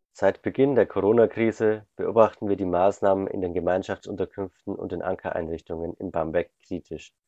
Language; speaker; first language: German; native; German